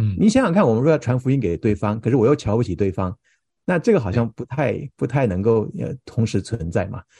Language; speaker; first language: Chinese; early bilingual, heritage; Chinese